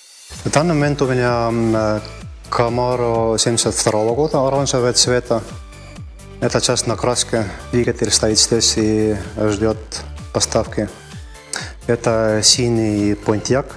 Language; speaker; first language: Russian; non-native, fluent; Estonian